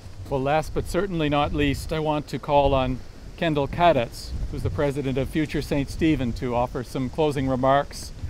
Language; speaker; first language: English; native; English